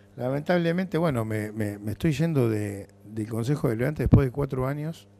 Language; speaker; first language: Spanish; native; Spanish